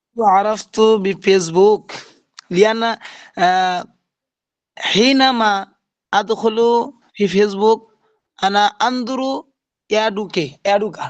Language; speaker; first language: Arabic; non-native, learner; Bangla